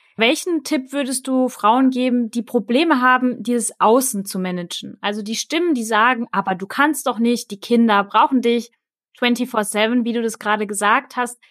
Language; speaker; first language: German; native; German